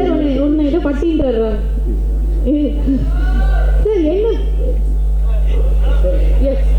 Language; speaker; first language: Tamil; native; Tamil